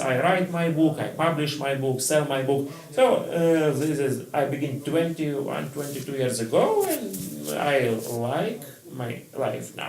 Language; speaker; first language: English; non-native, learner; Russian